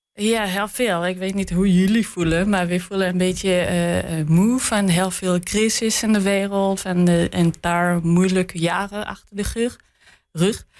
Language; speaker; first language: Dutch; non-native, learner; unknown